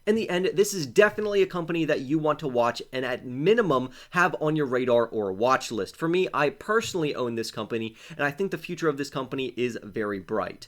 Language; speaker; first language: English; native; English